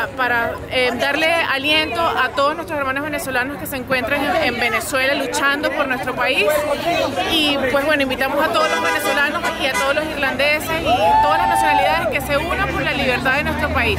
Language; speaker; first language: Spanish; native; Spanish